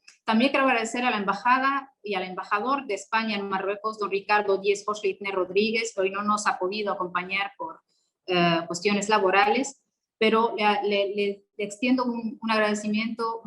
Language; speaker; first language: Spanish; non-native, fluent; Arabic